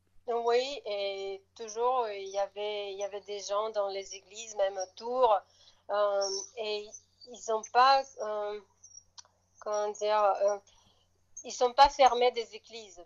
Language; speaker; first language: French; non-native, fluent; Russian